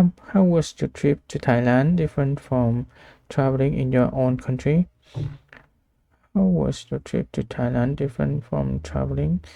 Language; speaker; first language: English; non-native, learner; Vietnamese